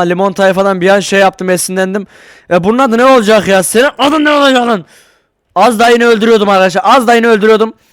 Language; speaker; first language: Turkish; native; Turkish